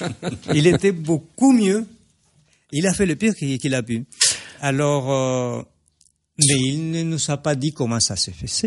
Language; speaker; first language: French; non-native, fluent; Spanish